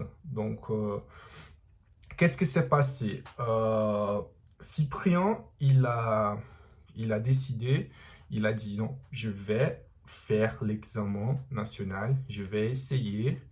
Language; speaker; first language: French; non-native, learner; Portuguese